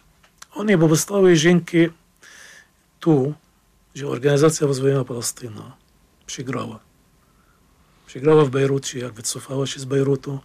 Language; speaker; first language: Polish; non-native, fluent; Arabic